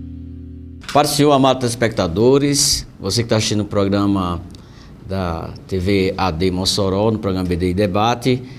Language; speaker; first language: Portuguese; native; Portuguese